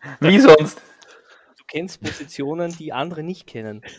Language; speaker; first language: German; native; German